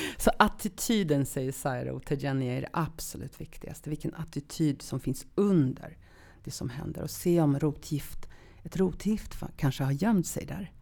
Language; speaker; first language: Swedish; early bilingual, other home language; Polish